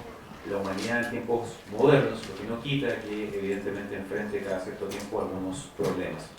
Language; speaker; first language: Spanish; native; Spanish